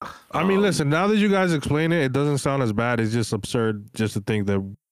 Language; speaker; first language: English; early bilingual, other home language; Spanish